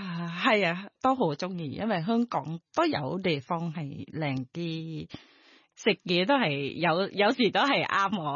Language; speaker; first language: Cantonese; non-native, learner; Thai